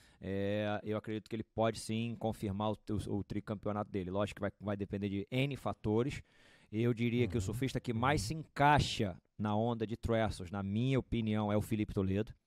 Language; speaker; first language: Portuguese; native; Portuguese